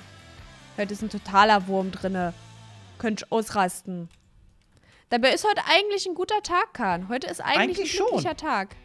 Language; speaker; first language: German; native; German